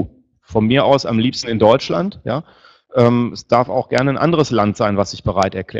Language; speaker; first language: German; native; German